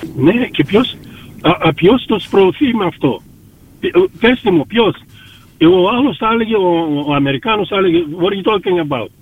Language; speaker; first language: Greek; early bilingual, heritage; Greek